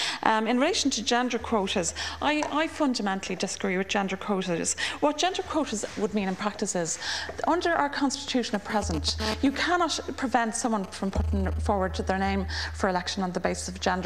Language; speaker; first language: English; native; English